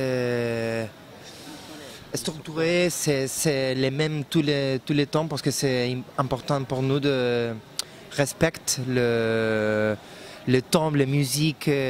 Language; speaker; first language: French; non-native, learner; Spanish